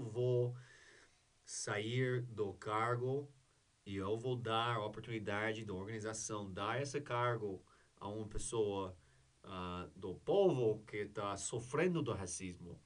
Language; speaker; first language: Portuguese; non-native, learner; English